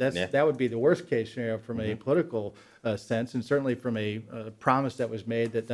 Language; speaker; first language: English; native; English